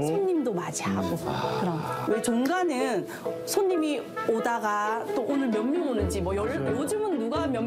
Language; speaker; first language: Korean; native; Korean